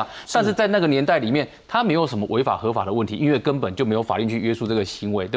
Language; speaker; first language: Chinese; native; Chinese